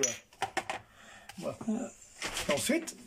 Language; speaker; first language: French; native; French